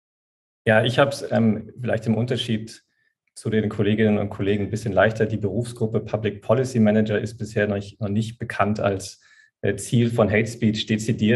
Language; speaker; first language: German; native; German